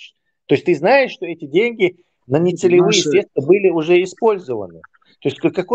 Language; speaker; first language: Russian; non-native, local second language; Chechen